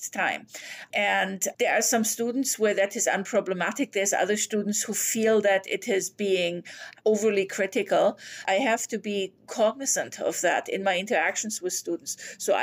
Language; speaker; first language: English; non-native, fluent; German